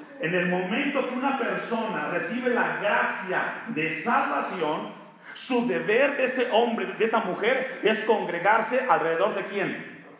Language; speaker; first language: Spanish; native; Spanish